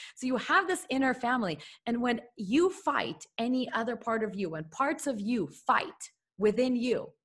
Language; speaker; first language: English; early bilingual, other home language; Russian